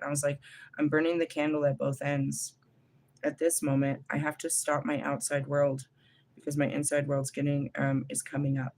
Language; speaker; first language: English; native; English